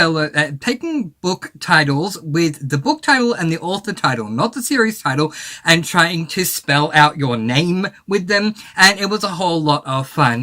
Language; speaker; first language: English; native; English